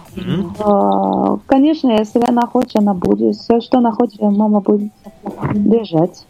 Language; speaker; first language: Russian; non-native, learner; Portuguese